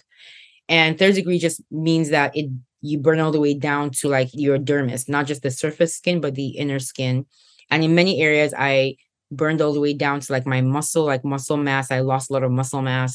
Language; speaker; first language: English; non-native, local second language; Igbo